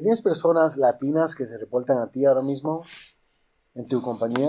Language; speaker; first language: Spanish; native; Spanish